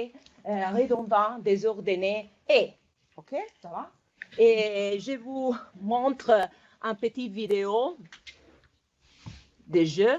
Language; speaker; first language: French; non-native, fluent; Italian